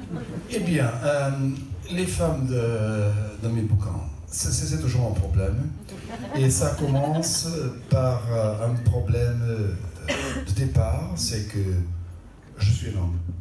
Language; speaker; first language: French; non-native, local second language; Portuguese